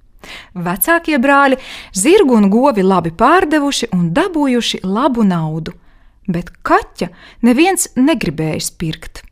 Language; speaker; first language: Latvian; native; Latvian